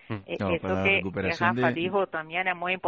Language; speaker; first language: Spanish; non-native, fluent; Portuguese